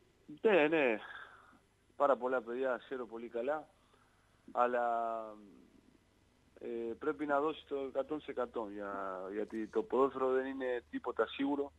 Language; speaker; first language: Greek; non-native, learner; Spanish